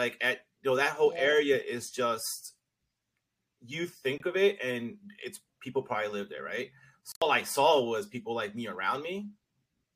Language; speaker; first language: English; early bilingual, other home language; Spanish